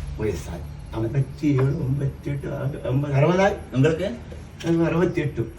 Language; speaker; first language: Malayalam; non-native, learner; Kannada